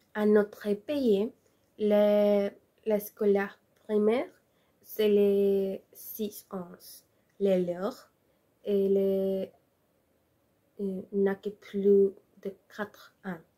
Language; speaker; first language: French; non-native, learner; Spanish